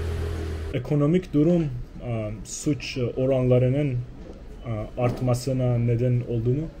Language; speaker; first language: Turkish; non-native, learner; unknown